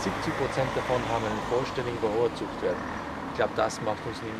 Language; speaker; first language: German; native; German